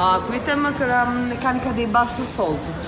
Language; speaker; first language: Portuguese; non-native, learner; Italian